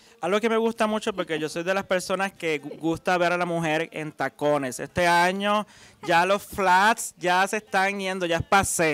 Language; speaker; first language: Spanish; native; Spanish